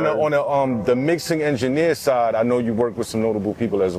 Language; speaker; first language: English; native; English